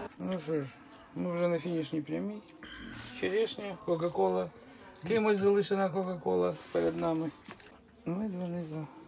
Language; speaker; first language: Ukrainian; non-native, local second language; Russian